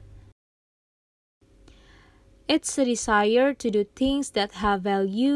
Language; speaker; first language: English; non-native, fluent; Indonesian